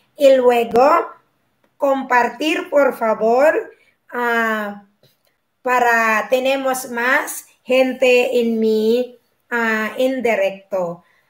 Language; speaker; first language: Spanish; non-native, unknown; Filipino